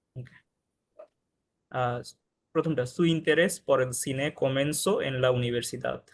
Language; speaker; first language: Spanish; non-native, fluent; Bangla